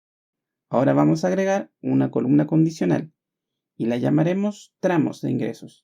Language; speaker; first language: Spanish; native; Spanish